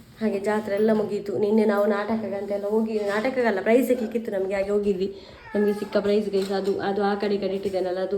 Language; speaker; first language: Kannada; non-native, local second language; Tulu